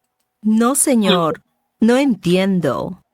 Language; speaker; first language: Spanish; non-native, learner; English